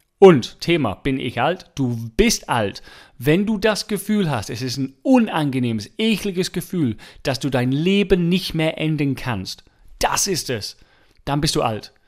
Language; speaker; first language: German; non-native, fluent; English